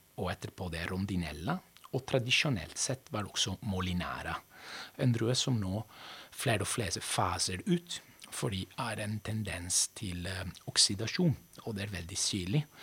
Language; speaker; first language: Norwegian; non-native, fluent; Italian